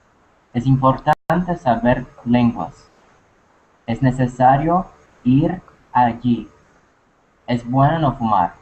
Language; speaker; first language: Spanish; non-native, learner; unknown